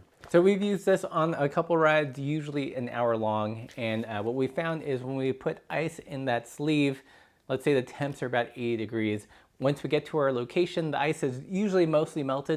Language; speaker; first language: English; native; English